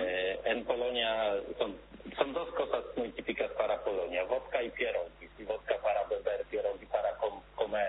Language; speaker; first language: Spanish; non-native, learner; Polish